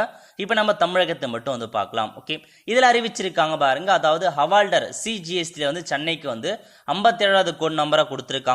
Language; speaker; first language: Tamil; native; Tamil